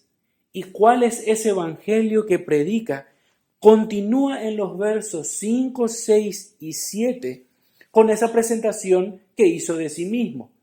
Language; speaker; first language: Spanish; native; Spanish